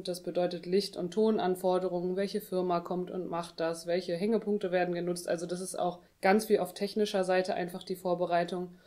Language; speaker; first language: German; native; German